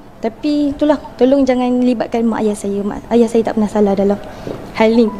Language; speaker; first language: Malay; early bilingual, other home language; Indonesian